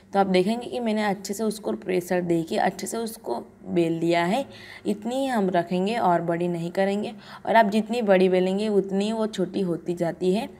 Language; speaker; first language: Hindi; non-native, local second language; Gujarati